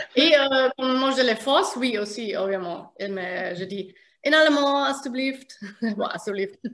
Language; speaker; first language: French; non-native, fluent; German